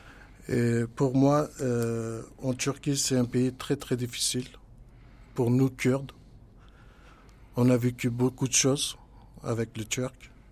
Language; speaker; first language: French; non-native, learner; Kurdish